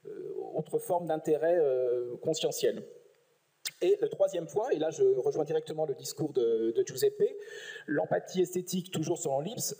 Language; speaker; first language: French; native; French